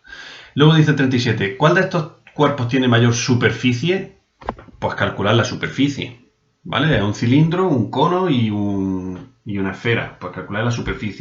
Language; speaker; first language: Spanish; native; Spanish